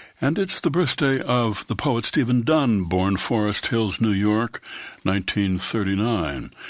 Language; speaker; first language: English; native; English